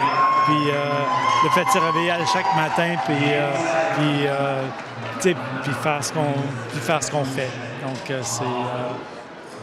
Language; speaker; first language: French; native; French